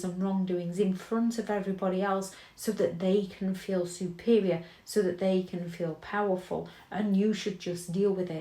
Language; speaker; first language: English; native; English